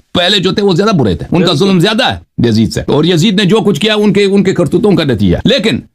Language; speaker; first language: Urdu; non-native, fluent; Persian